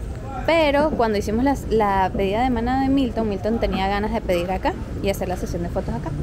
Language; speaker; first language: Spanish; native; Spanish